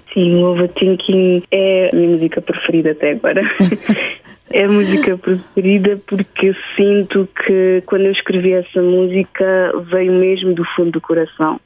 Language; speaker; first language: Portuguese; early bilingual, heritage; Portuguese